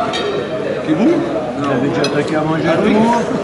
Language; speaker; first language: French; native; French